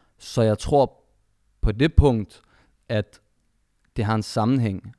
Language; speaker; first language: Danish; early bilingual, other home language; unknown